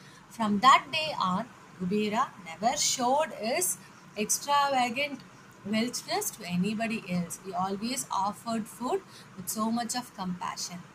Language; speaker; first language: English; non-native, local second language; Tamil